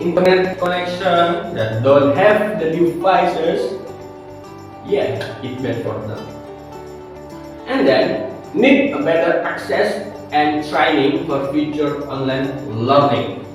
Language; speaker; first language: English; non-native, learner; Indonesian